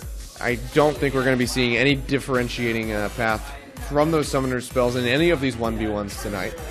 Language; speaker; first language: English; native; English